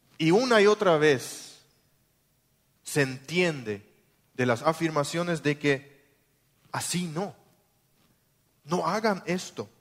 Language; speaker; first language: Spanish; non-native, local second language; German